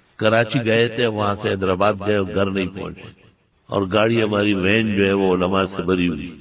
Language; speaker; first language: Urdu; non-native, local second language; Pashto